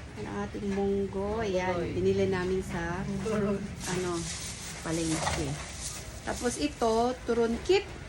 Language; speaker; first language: Filipino; non-native, local second language; Iloko